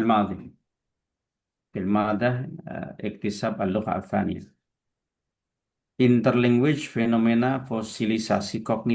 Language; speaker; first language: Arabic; non-native, fluent; Indonesian